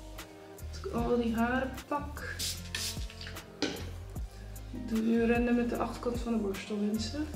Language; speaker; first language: Dutch; native; Dutch